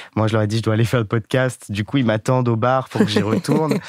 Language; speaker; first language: French; native; French